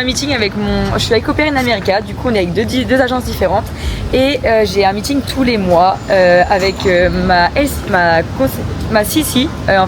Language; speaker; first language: French; native; French